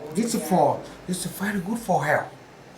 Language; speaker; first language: English; non-native, learner; Vietnamese